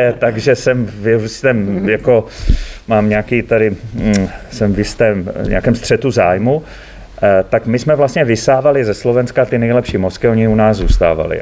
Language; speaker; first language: Czech; native; Czech